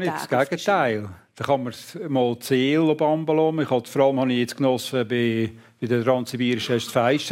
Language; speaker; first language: German; native; German